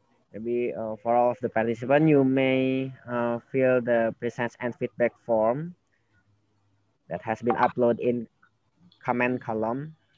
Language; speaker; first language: English; non-native, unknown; Indonesian